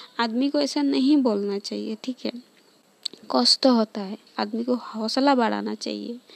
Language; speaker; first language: Hindi; non-native, local second language; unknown